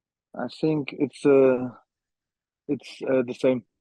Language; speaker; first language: English; non-native, learner; German